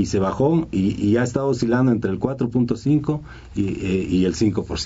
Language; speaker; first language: Spanish; native; Spanish